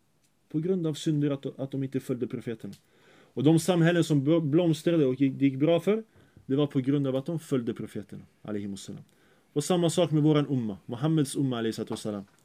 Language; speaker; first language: Swedish; early bilingual, other home language; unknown